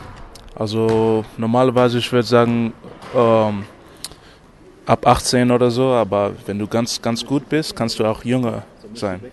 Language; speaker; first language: German; non-native, fluent; English